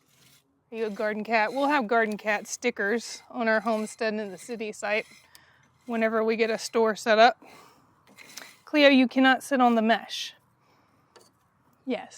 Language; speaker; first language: English; native; English